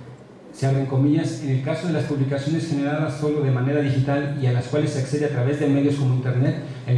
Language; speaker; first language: Spanish; native; Spanish